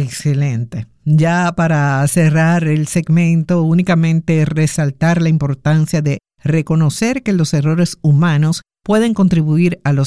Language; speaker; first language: Spanish; native; Spanish